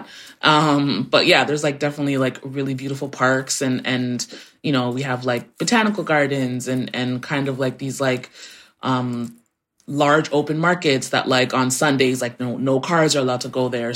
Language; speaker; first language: English; native; English